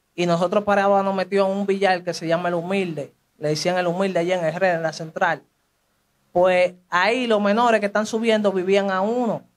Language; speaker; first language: Spanish; native; Spanish